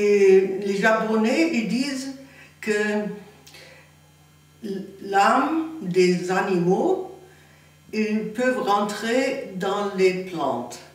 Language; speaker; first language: French; non-native, fluent; German